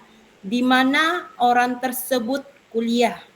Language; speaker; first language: Indonesian; native; Indonesian